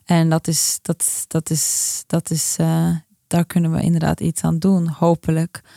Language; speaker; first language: Dutch; non-native, fluent; Norwegian